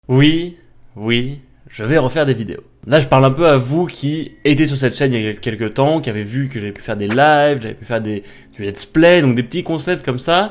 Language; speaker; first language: French; native; French